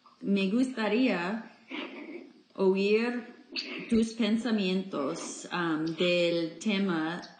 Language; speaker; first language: Spanish; non-native, fluent; English